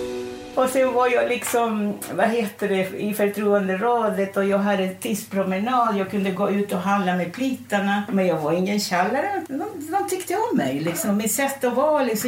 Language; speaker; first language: Swedish; non-native, fluent; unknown